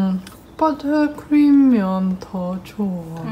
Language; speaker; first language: Korean; non-native, learner; Chinese